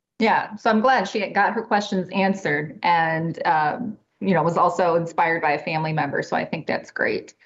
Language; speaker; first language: English; native; English